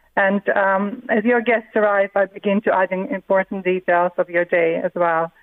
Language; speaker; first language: English; non-native, fluent; Russian